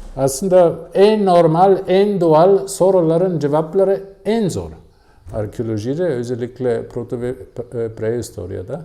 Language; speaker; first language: Turkish; non-native, fluent; German